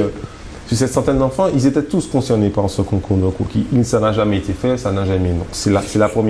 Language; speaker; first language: French; native; French